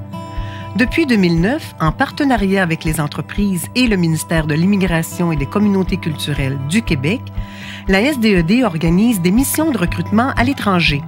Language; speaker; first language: French; native; French